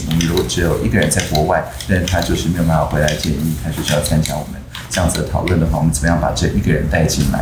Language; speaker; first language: Chinese; native; Chinese